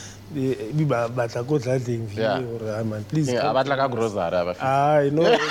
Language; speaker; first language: English; non-native, local second language; Southern Sotho